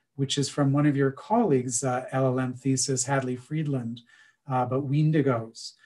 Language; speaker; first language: English; native; English